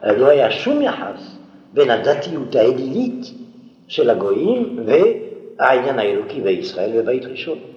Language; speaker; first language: Hebrew; non-native, fluent; French